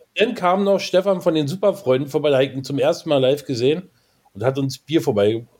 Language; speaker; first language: German; native; German